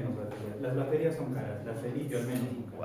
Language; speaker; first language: Spanish; native; Spanish